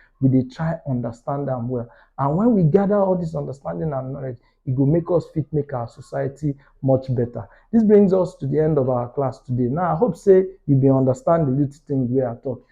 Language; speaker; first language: Nigerian Pidgin; non-native, local second language; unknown